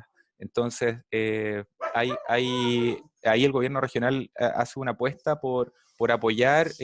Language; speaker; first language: Spanish; native; Spanish